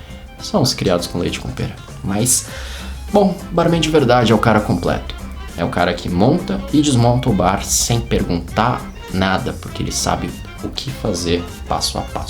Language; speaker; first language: Portuguese; native; Portuguese